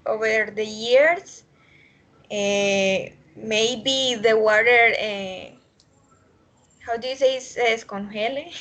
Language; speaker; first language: English; non-native, learner; Spanish